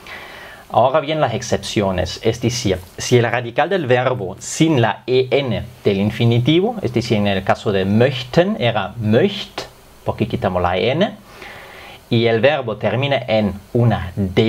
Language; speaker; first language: Spanish; non-native, fluent; German